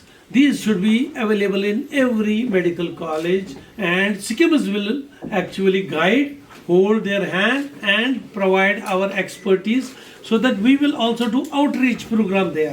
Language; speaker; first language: English; non-native, local second language; Kashmiri